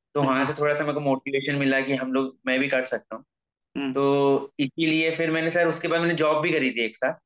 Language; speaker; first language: Hindi; native; Hindi